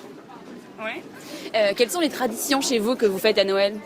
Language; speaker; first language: French; native; French